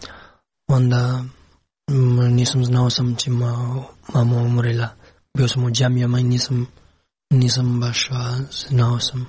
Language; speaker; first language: Serbian; non-native, learner; Pashto